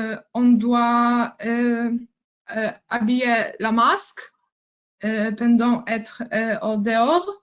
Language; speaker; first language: French; non-native, learner; Polish